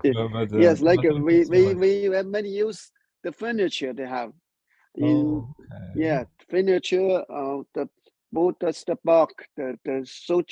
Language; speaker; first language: English; non-native, learner; Chinese